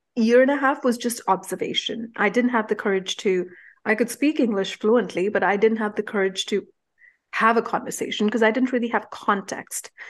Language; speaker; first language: English; non-native, local second language; Punjabi